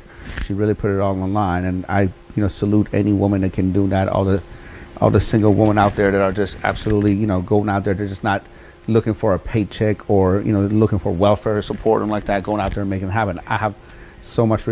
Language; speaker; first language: English; early bilingual, other home language; Persian